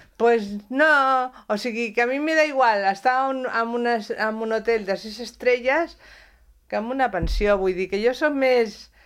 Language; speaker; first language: Catalan; non-native, local second language; Spanish